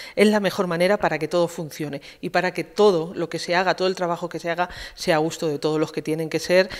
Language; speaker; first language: Spanish; native; Spanish